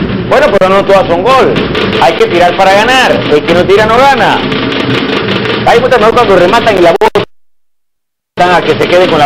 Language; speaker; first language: Spanish; native; Spanish